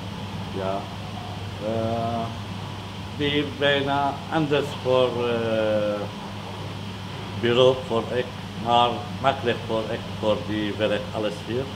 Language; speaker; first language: Dutch; non-native, learner; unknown